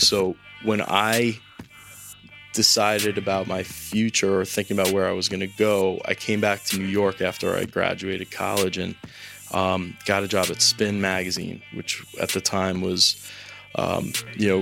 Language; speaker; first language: English; native; English